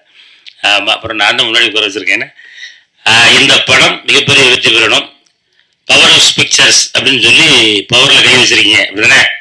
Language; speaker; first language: Tamil; native; Tamil